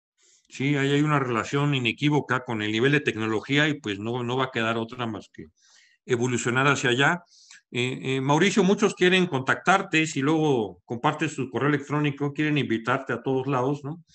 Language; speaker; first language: Spanish; native; Spanish